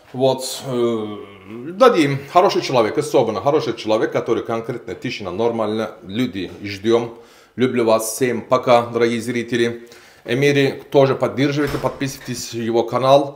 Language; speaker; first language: Russian; non-native, learner; Turkish